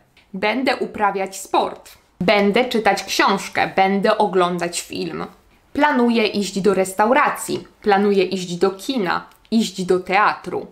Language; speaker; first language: Polish; native; Polish